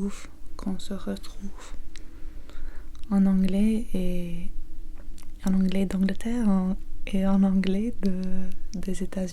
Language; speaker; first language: French; non-native, learner; English